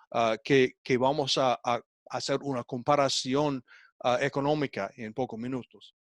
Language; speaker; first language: Spanish; non-native, fluent; English